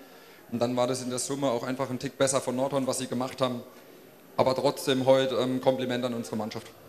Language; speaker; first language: German; native; German